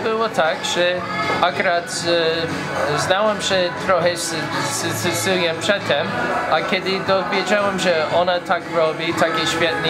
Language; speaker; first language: Polish; non-native, learner; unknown